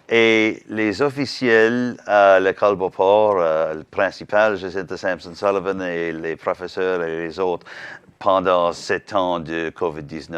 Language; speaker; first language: French; non-native, learner; English